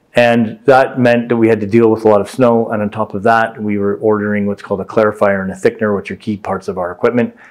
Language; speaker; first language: English; native; English